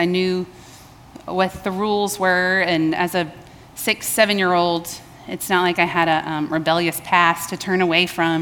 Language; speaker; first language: English; native; English